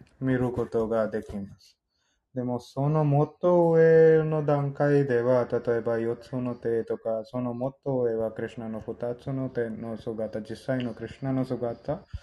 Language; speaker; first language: Japanese; non-native, learner; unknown